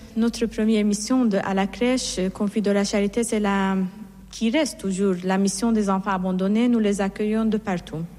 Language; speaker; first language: French; non-native, fluent; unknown